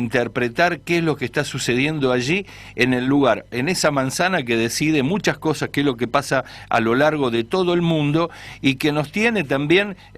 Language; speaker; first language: Spanish; native; Spanish